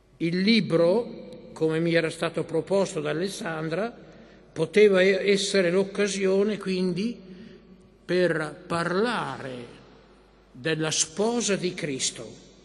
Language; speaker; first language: Italian; native; Italian